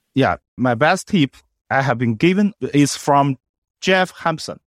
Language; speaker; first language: English; non-native, fluent; Chinese